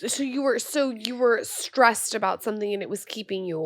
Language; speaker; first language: English; native; English